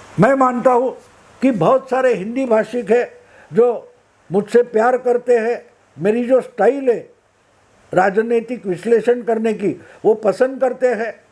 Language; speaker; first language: Hindi; non-native, local second language; Marathi